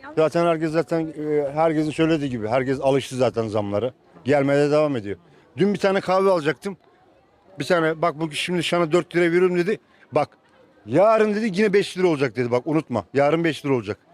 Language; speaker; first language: Turkish; native; Turkish